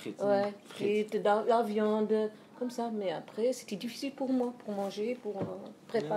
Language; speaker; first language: French; non-native, learner; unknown